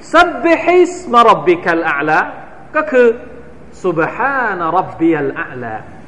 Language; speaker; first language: Thai; non-native, local second language; Malay